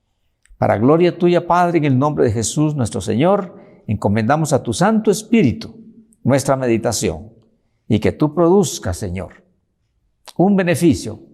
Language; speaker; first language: Spanish; native; Spanish